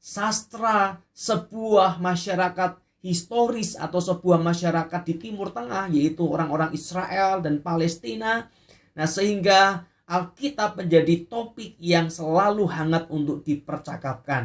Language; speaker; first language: Indonesian; native; Indonesian